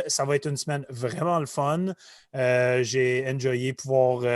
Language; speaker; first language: French; native; French